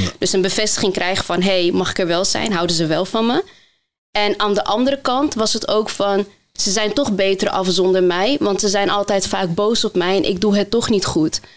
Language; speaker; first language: Dutch; early bilingual, other home language; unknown